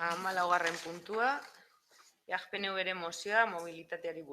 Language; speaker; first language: Basque; native; Basque